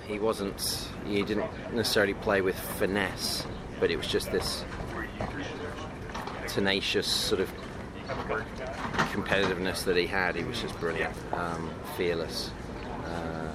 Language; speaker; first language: English; native; English